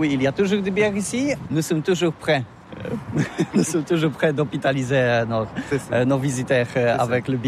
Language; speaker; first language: French; non-native, learner; Polish